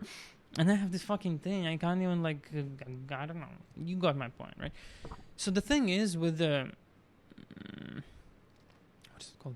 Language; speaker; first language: English; non-native, fluent; Russian